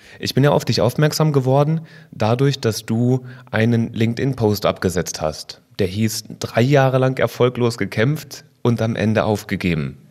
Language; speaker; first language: German; native; German